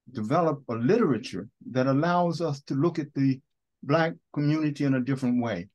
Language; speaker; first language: English; native; English